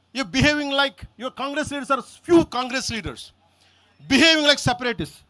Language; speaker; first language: English; non-native, local second language; Telugu